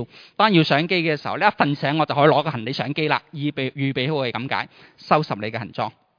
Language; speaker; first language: Chinese; native; Chinese